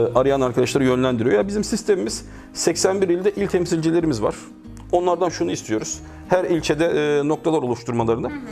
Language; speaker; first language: Turkish; native; Turkish